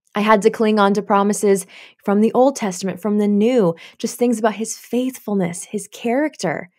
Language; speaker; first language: English; native; English